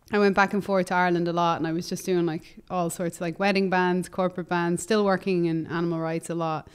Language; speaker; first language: English; native; English